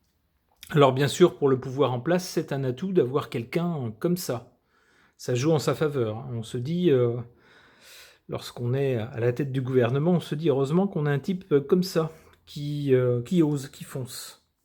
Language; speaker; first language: French; native; French